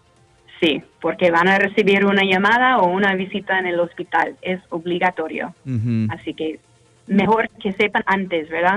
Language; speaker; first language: Spanish; non-native, fluent; English